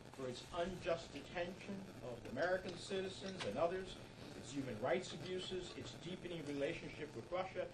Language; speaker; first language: English; early bilingual, other home language; Spanish